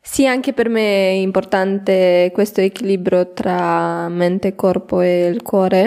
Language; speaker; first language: Italian; non-native, fluent; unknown